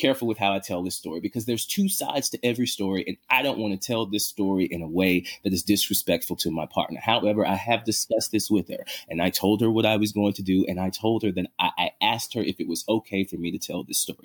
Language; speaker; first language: English; native; English